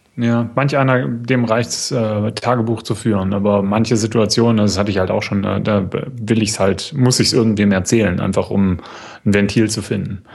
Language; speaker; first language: German; native; German